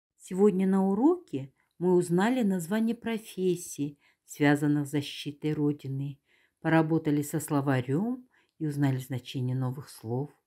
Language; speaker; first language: Russian; non-native, local second language; Kazakh